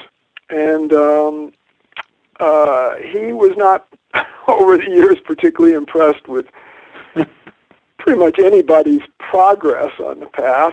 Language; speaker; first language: English; native; English